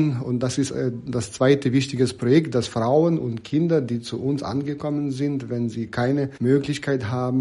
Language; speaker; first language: German; non-native, fluent; Ukrainian